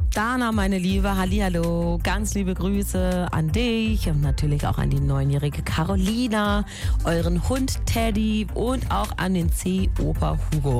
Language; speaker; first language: German; native; German